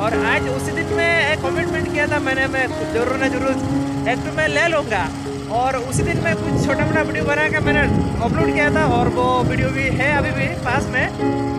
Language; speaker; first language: Hindi; non-native, local second language; Odia